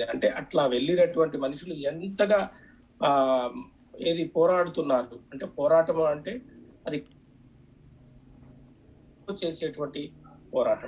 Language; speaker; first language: Telugu; native; Telugu